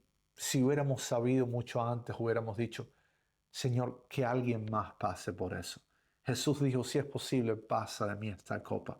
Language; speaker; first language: Spanish; native; Spanish